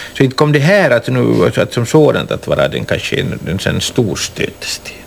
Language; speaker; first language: Swedish; native; Swedish